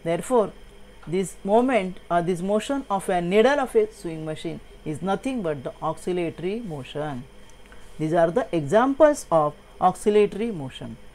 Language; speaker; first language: English; non-native, local second language; Marathi